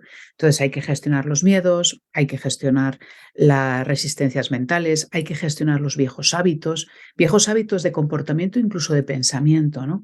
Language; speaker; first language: Spanish; native; Spanish